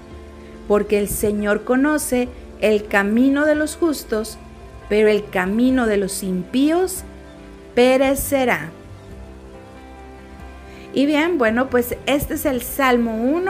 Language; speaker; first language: Spanish; native; Spanish